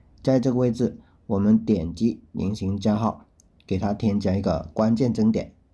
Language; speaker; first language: Chinese; native; Chinese